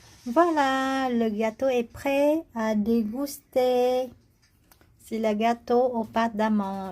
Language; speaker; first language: French; non-native, learner; Vietnamese